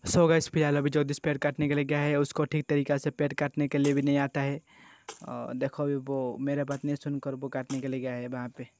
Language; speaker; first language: Hindi; non-native, local second language; Odia